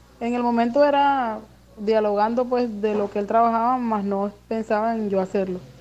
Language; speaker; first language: Spanish; native; Spanish